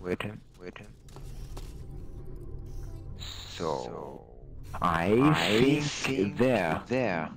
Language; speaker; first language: English; non-native, learner; German